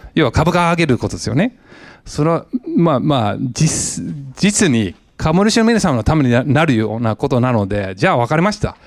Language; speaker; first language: Japanese; non-native, fluent; English